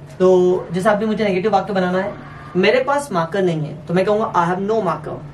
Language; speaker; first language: Hindi; native; Hindi